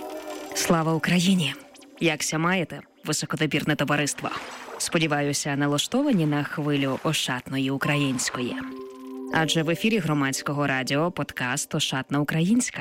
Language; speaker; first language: Ukrainian; native; Ukrainian